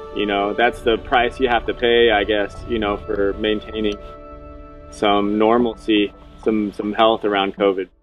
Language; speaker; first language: English; native; English